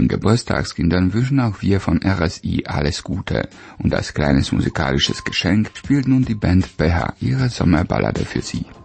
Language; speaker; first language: German; native; German